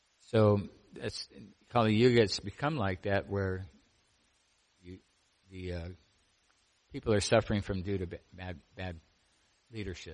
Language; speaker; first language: English; native; English